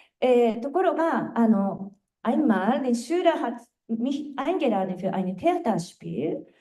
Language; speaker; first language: German; non-native, fluent; Japanese